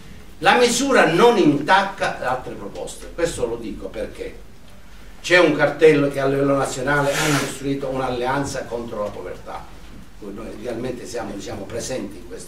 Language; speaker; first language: Italian; native; Italian